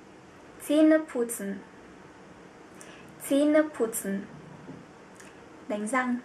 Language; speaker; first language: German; non-native, fluent; Vietnamese